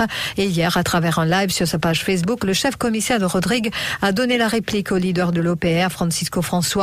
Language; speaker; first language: French; non-native, local second language; Morisyen